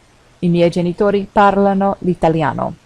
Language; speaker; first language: Italian; non-native, fluent; English